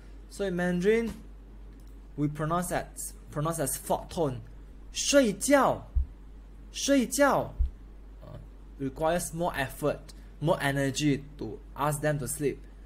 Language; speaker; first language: English; non-native, local second language; Chinese